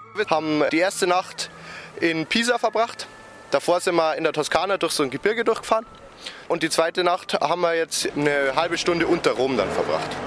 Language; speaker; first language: German; native; German